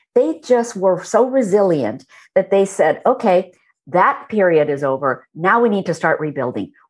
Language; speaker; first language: English; early bilingual, other home language; Hindi